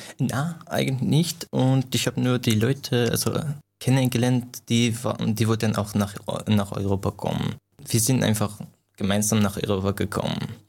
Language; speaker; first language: German; non-native, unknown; Persian